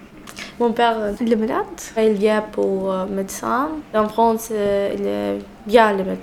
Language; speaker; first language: French; non-native, learner; Albanian